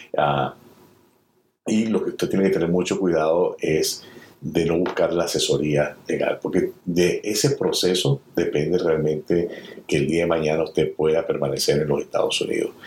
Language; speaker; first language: Spanish; native; Spanish